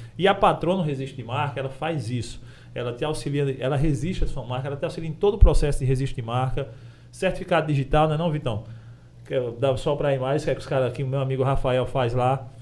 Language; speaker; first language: Portuguese; native; Portuguese